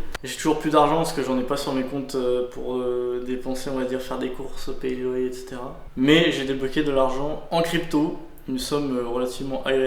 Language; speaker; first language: French; native; French